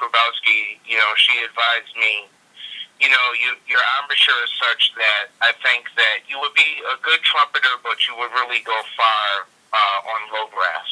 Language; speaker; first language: English; native; English